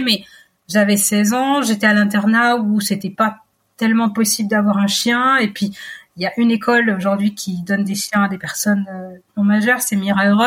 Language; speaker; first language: French; native; French